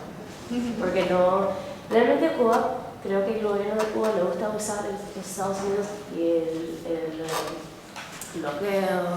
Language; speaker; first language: Spanish; non-native, fluent; English